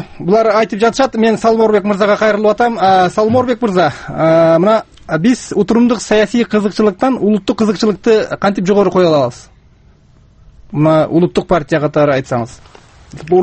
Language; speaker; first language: Kyrgyz; native; Kyrgyz